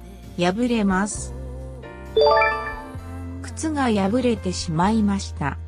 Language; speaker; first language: Japanese; non-native, learner; English